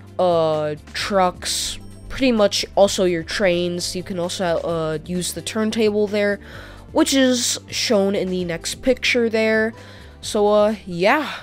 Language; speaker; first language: English; native; English